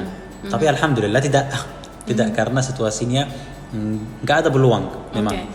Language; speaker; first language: Indonesian; non-native, fluent; Arabic